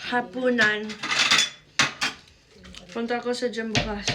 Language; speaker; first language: Filipino; non-native, learner; English